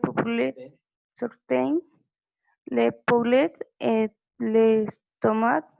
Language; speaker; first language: French; non-native, learner; Spanish